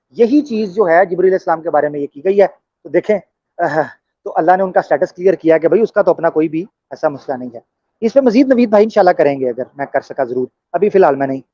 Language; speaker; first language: Urdu; native; Urdu